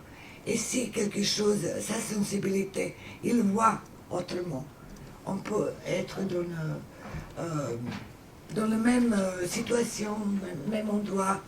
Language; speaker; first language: French; non-native, fluent; Serbian